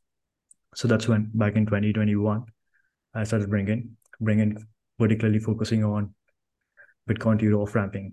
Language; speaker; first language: English; non-native, local second language; Kannada